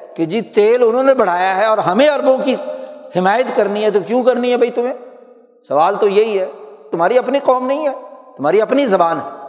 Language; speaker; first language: Urdu; native; Urdu